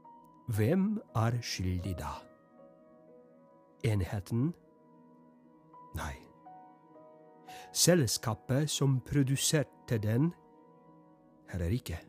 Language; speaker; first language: Norwegian; non-native, fluent; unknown